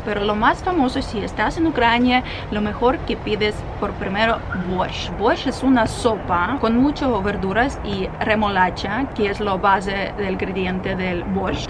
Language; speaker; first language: Spanish; non-native, fluent; Russian